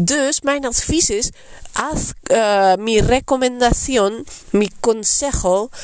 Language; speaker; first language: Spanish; non-native, fluent; Dutch